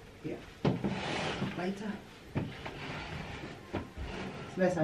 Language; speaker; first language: German; non-native, learner; Filipino